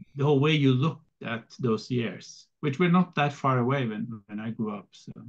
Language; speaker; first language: English; non-native, fluent; Norwegian